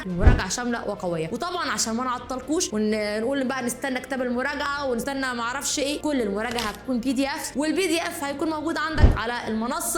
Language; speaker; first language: Arabic; native; Arabic